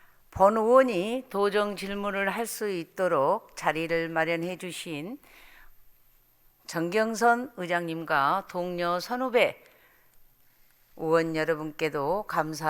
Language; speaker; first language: Korean; native; Korean